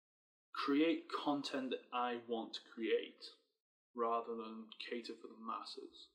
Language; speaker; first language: English; native; English